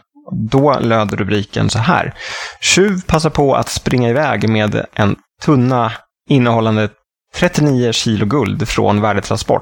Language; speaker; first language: Swedish; native; Swedish